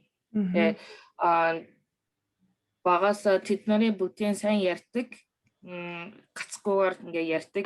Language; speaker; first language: Mongolian; early bilingual, other home language; Korean